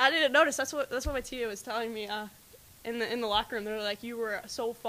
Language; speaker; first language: English; native; English